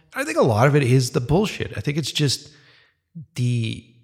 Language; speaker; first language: English; native; English